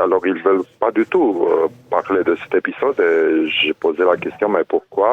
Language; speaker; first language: French; non-native, fluent; Romanian